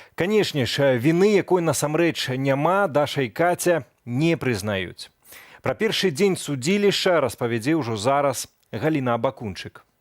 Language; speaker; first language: Belarusian; native; Belarusian